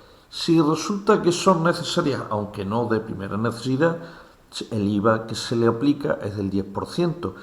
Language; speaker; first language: Spanish; native; Spanish